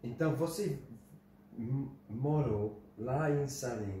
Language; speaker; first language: Portuguese; non-native, learner; English